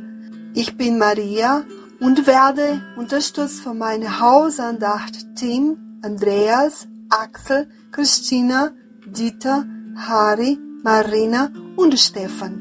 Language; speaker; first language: German; non-native, fluent; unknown